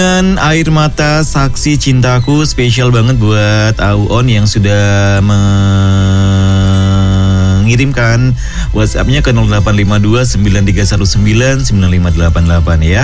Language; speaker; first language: Indonesian; non-native, local second language; Javanese